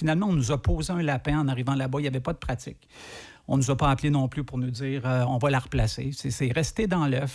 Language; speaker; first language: French; native; French